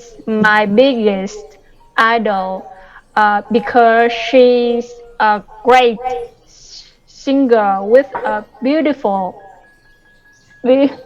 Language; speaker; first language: English; non-native, learner; Vietnamese